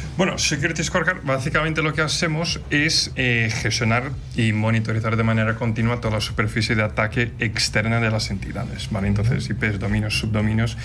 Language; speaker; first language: Spanish; non-native, fluent; Portuguese